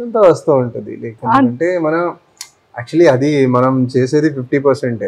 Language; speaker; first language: Telugu; non-native, fluent; Tamil